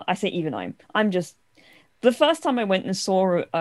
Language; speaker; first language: English; native; English